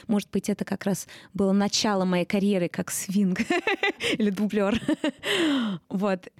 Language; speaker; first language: Russian; early bilingual, heritage; Russian